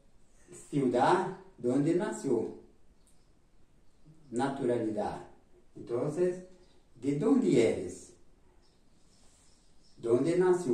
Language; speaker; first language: Spanish; non-native, fluent; Portuguese